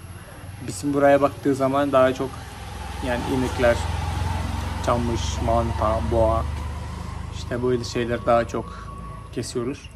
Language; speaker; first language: Turkish; non-native, fluent; Malayalam